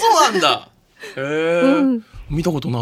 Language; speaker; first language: Japanese; native; Japanese